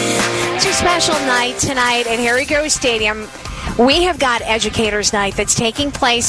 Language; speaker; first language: English; native; English